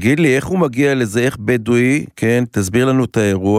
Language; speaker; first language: Hebrew; native; Hebrew